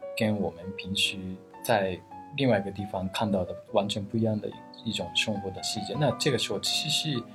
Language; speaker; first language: Chinese; non-native, fluent; Japanese